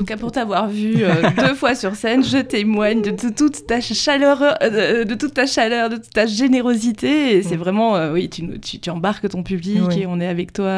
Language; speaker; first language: French; native; French